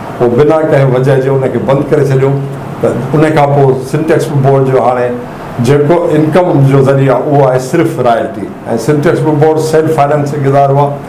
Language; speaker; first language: Sindhi; native; Sindhi